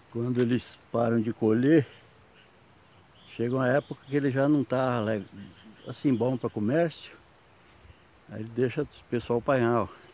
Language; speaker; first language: Portuguese; native; Portuguese